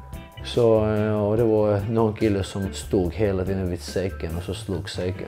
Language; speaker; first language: Swedish; early bilingual, other home language; Georgian